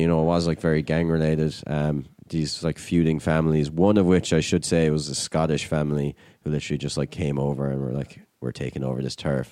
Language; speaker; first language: English; native; English